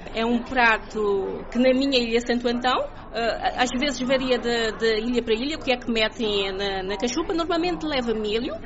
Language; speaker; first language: Portuguese; non-native, local second language; Kabuverdianu